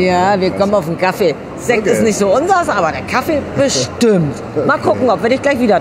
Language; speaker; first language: German; native; German